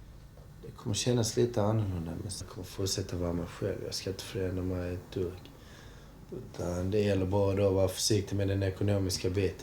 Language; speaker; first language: Swedish; early bilingual, other home language; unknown